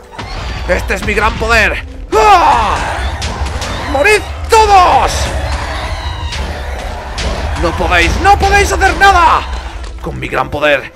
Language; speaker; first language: Spanish; native; Spanish